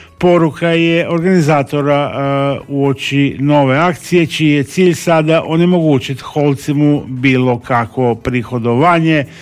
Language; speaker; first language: Croatian; native; Croatian